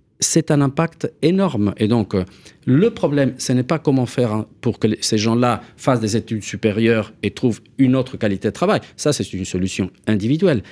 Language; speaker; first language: French; non-native, fluent; Spanish